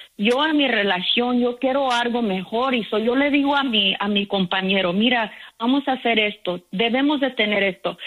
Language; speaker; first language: Spanish; early bilingual, heritage; Spanish